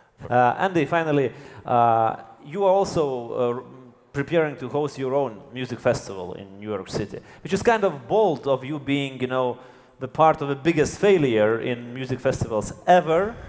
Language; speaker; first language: English; non-native, fluent; Lithuanian